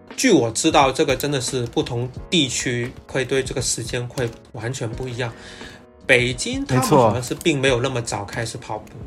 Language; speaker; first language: Chinese; non-native, local second language; Cantonese